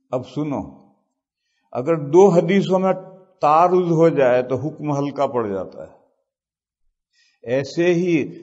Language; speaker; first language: Urdu; non-native, local second language; Gujarati